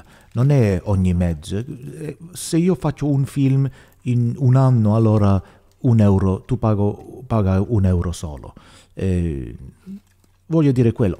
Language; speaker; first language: Italian; non-native, learner; English